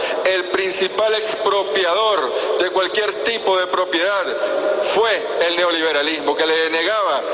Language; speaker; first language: Spanish; native; Spanish